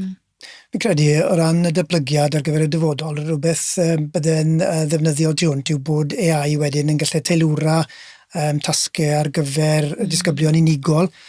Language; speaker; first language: Welsh; native; Welsh